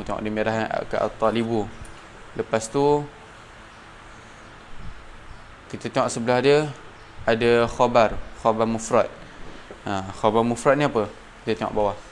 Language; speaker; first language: Malay; native; Malay